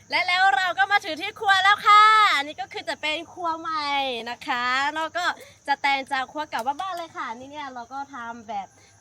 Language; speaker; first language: Thai; non-native, local second language; Lahu